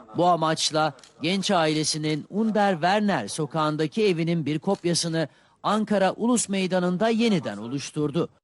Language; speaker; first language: Turkish; native; Turkish